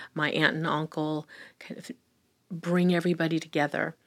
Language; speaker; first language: English; early bilingual, other home language; Filipino